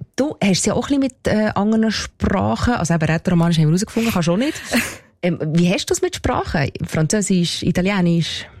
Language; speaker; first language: German; native; German